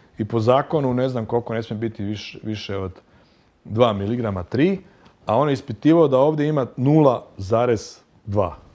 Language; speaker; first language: Croatian; native; Croatian